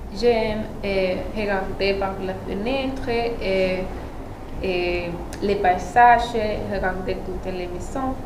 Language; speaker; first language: French; non-native, learner; Spanish